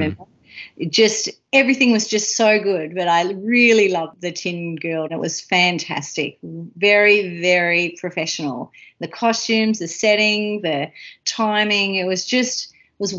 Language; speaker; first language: English; native; English